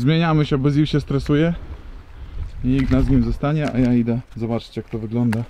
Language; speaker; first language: Polish; native; Polish